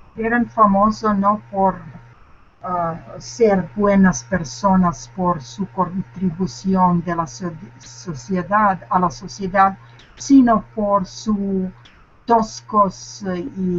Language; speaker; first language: Spanish; non-native, learner; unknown